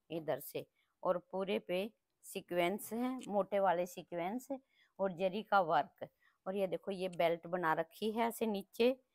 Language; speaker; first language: Hindi; native; Hindi